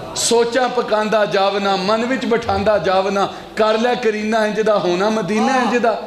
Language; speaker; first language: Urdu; non-native, local second language; Punjabi